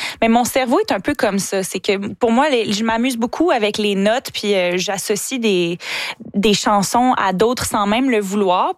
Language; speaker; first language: French; native; French